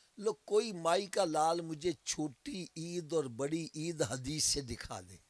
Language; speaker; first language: Urdu; non-native, local second language; Punjabi